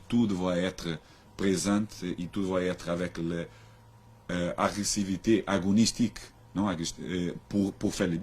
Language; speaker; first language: French; non-native, learner; Portuguese